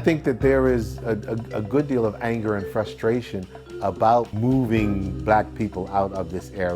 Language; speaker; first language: English; native; English